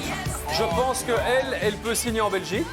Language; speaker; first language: French; native; French